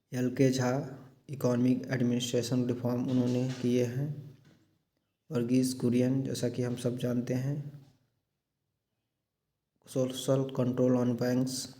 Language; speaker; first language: Hindi; native; Hindi